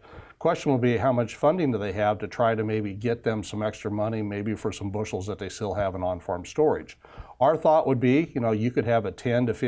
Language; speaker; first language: English; native; English